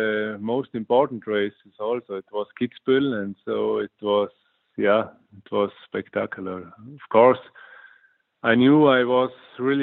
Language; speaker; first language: English; non-native, fluent; German